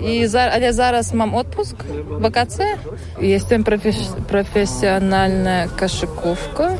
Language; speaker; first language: Polish; non-native, learner; Russian